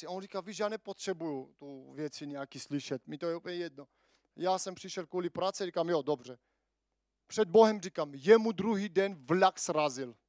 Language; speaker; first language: Czech; non-native, fluent; Armenian